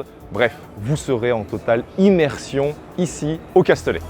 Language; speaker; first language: French; native; French